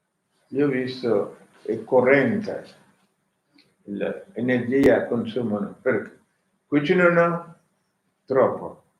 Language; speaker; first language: Italian; non-native, learner; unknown